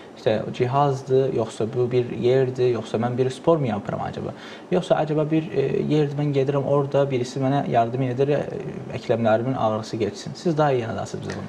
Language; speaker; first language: Turkish; native; Turkish